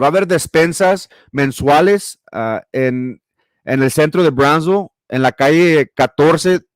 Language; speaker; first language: Spanish; early bilingual, heritage; Spanish